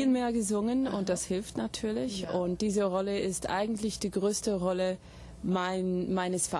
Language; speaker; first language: German; non-native, fluent; English